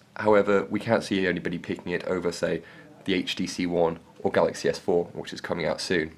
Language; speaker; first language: English; native; English